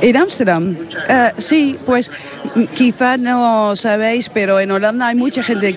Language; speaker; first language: Spanish; non-native, fluent; Dutch